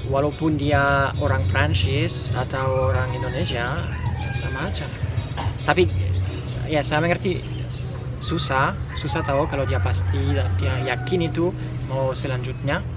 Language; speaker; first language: Indonesian; non-native, fluent; French